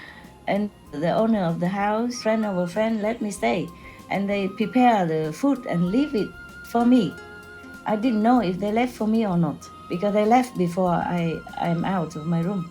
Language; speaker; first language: English; non-native, fluent; Vietnamese